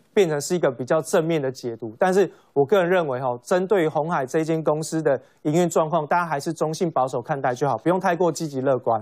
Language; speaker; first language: Chinese; native; Chinese